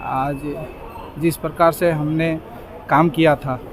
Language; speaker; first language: Hindi; non-native, local second language; Bangla